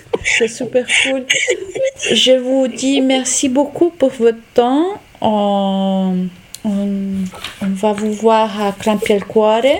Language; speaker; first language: French; non-native, fluent; Italian